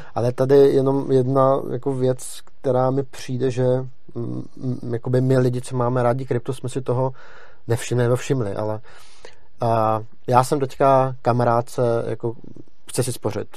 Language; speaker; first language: Czech; native; Czech